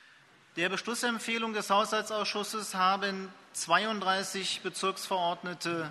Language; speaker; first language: German; native; German